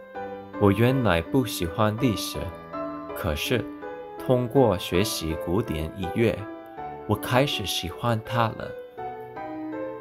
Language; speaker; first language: Chinese; non-native, learner; English